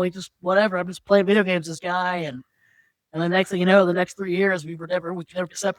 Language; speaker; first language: English; native; English